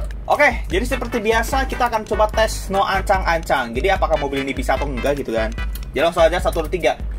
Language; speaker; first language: Indonesian; native; Indonesian